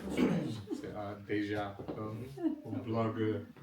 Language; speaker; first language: French; non-native, learner; English